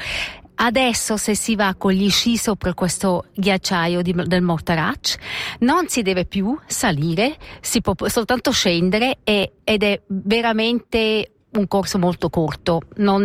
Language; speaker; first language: Italian; non-native, local second language; German